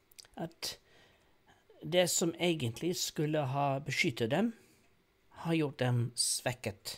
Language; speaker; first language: Norwegian; non-native, fluent; English